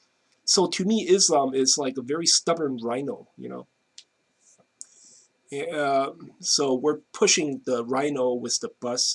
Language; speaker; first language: English; non-native, fluent; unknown